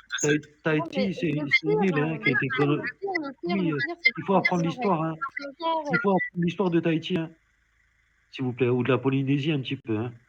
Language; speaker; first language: French; native; French